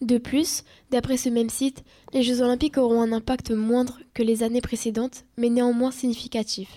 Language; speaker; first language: French; native; French